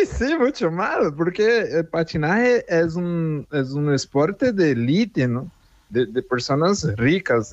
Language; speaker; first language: Spanish; non-native, fluent; Portuguese